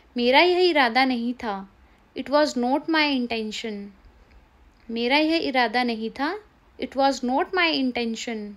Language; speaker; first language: Hindi; native; Hindi